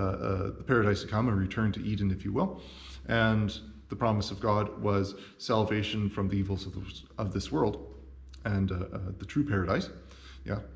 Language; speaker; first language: English; native; English